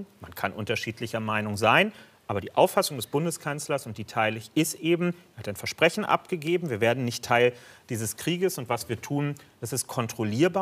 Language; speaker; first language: German; native; German